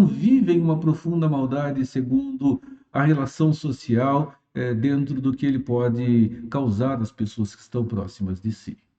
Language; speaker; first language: Portuguese; native; Portuguese